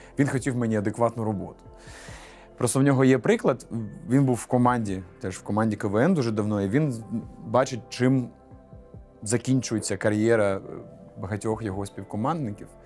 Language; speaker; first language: Ukrainian; non-native, local second language; Russian